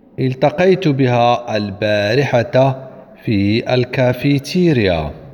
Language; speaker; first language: Arabic; non-native, learner; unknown